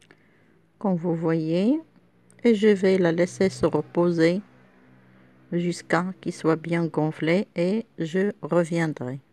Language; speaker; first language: French; non-native, local second language; Arabic